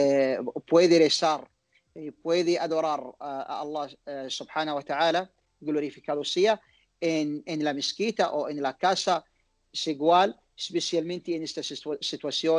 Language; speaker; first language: Spanish; non-native, learner; Arabic